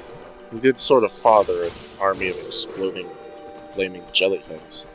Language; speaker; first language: English; native; English